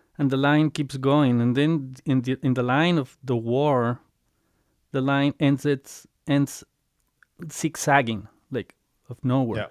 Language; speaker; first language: English; non-native, fluent; Spanish